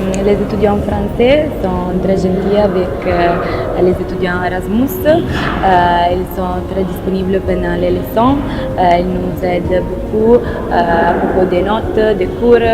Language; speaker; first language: French; non-native, fluent; Italian